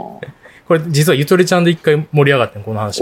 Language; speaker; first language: Japanese; native; Japanese